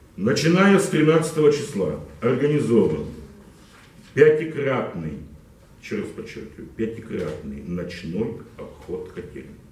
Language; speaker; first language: Russian; non-native, local second language; Ukrainian